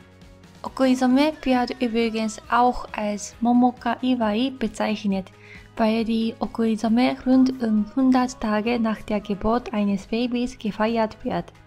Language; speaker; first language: German; non-native, fluent; Japanese